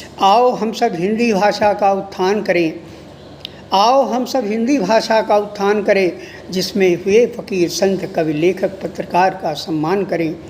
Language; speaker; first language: Hindi; native; Hindi